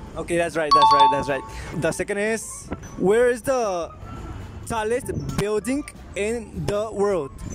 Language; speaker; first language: English; non-native, learner; Spanish